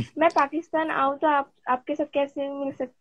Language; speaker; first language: Hindi; non-native, learner; Bangla